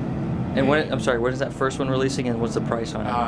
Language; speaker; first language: English; native; English